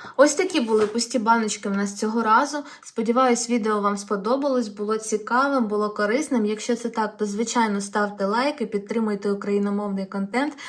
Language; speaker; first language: Ukrainian; non-native, local second language; Russian